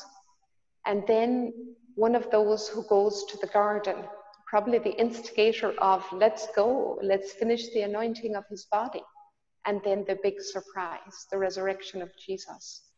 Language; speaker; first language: English; native; English